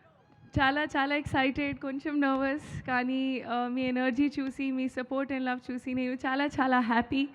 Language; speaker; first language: Telugu; non-native, local second language; Hindi